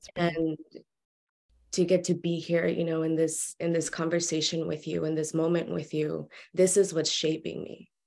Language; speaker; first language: English; early bilingual, other home language; Spanish